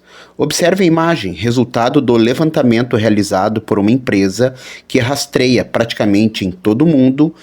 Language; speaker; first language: Portuguese; native; Portuguese